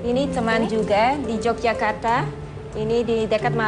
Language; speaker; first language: Indonesian; non-native, learner; Dutch